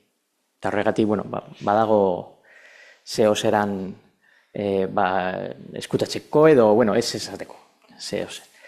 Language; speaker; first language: Basque; non-native, local second language; Spanish